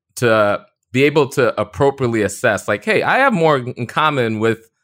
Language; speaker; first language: English; native; English